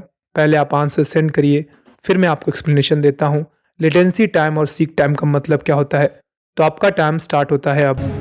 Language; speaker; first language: Hindi; native; Hindi